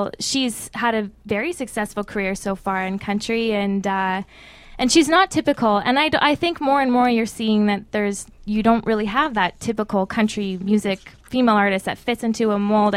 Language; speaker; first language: English; native; English